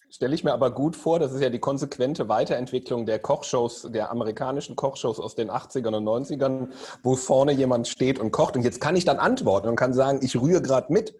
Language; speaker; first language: German; native; German